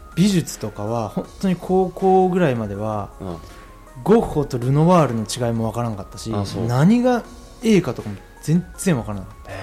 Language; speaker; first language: Japanese; native; Japanese